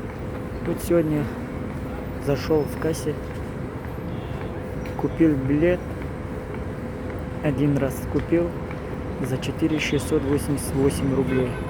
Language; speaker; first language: Russian; non-native, learner; Tajik